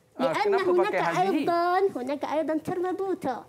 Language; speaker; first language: Arabic; non-native, fluent; Malay